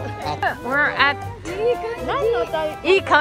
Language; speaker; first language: English; non-native, learner; Filipino